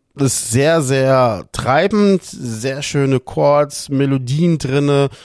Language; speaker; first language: German; early bilingual, other home language; Portuguese